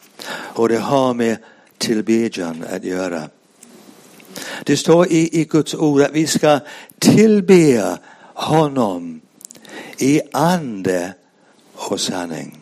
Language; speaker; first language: Swedish; non-native, fluent; English